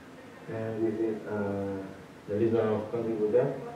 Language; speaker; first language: English; non-native, learner; Indonesian